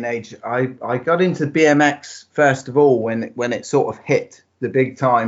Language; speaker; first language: English; native; English